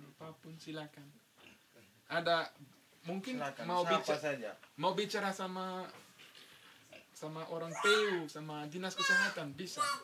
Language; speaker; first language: Indonesian; non-native, fluent; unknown